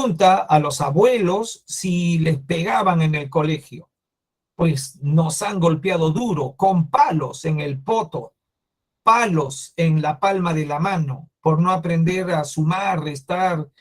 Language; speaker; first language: Spanish; native; Spanish